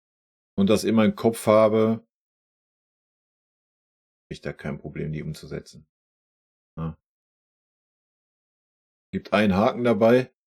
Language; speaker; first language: German; native; German